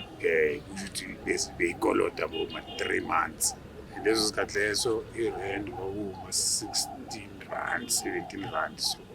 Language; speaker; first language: Zulu; native; Zulu